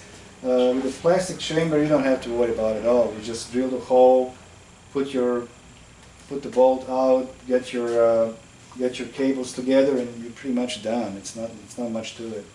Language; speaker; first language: English; non-native, fluent; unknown